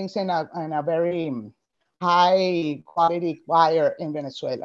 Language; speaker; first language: English; non-native, fluent; Spanish